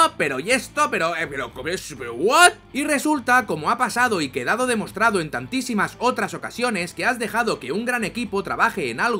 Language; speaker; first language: Spanish; native; Spanish